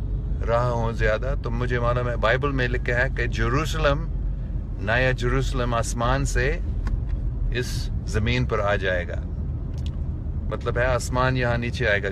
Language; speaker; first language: Hindi; non-native, local second language; English